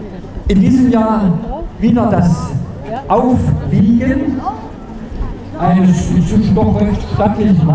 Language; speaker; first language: German; native; German